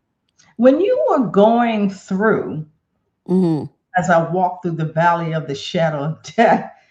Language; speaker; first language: English; native; English